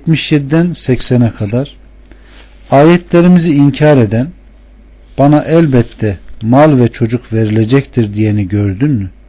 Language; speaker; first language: Turkish; native; Turkish